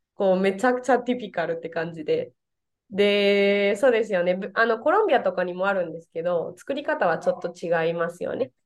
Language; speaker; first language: Japanese; non-native, fluent; Spanish